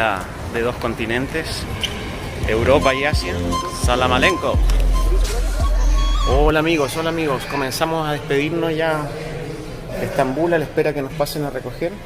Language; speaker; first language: Spanish; native; Spanish